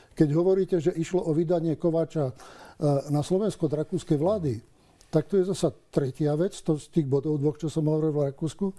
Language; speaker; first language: Slovak; native; Slovak